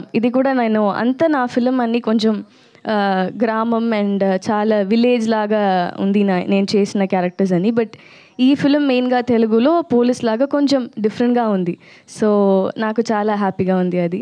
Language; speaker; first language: Telugu; non-native, learner; Tamil